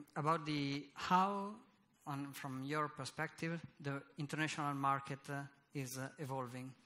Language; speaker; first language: English; non-native, fluent; Italian